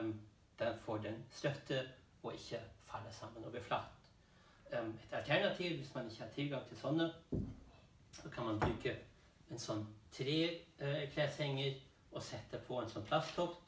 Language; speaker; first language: Norwegian; non-native, fluent; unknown